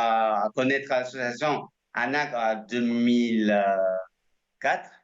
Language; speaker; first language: French; non-native, fluent; Indonesian